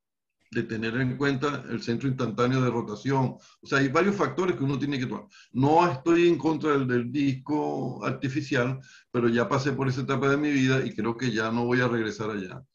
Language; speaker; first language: Spanish; native; Spanish